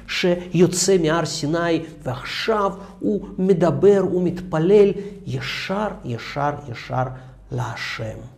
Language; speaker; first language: Hebrew; non-native, fluent; Russian